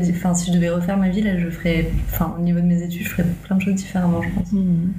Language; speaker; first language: French; non-native, local second language; Arabic